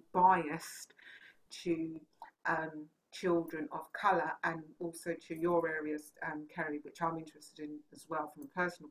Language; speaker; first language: English; native; English